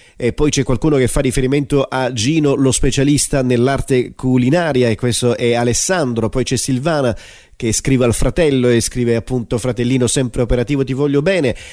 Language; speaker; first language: Italian; native; Italian